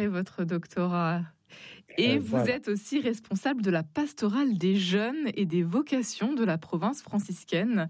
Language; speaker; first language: French; native; French